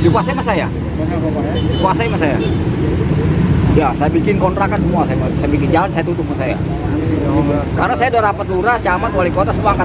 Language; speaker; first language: Indonesian; native; Indonesian